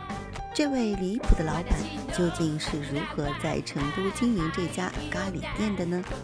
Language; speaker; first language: Chinese; native; Chinese